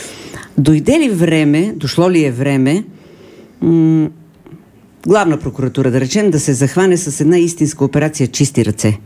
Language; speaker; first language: Bulgarian; native; Bulgarian